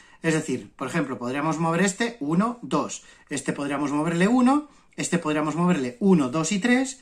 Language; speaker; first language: Spanish; native; Spanish